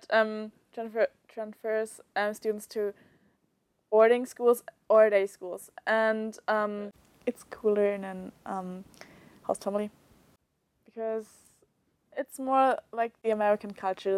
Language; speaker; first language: English; non-native, fluent; German